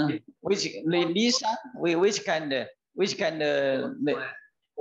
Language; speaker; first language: English; non-native, learner; Chinese